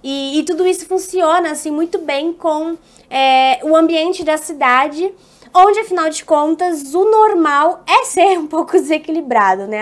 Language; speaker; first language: Portuguese; native; Portuguese